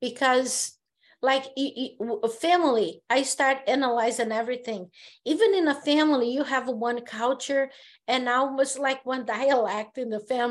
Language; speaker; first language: English; non-native, fluent; Portuguese